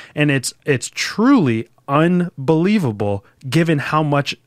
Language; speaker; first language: English; native; English